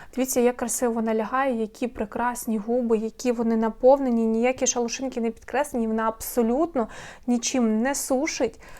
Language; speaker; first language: Ukrainian; non-native, local second language; Russian